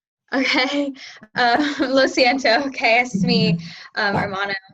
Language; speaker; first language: Spanish; non-native, learner; English